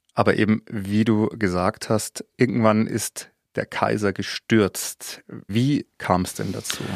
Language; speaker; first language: German; native; German